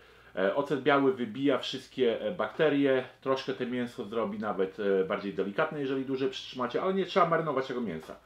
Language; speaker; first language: Polish; early bilingual, heritage; Polish